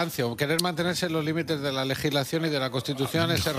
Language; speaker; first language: Spanish; native; Spanish